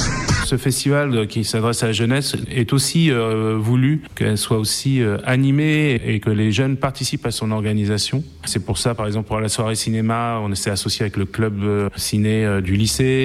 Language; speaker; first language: French; native; French